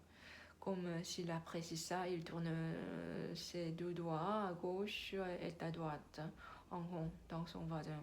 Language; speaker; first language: French; non-native, learner; Korean